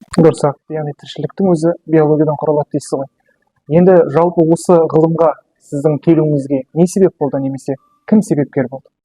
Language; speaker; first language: Kazakh; native; Kazakh